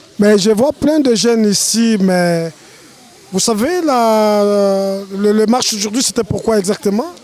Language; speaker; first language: French; non-native, local second language; Lingala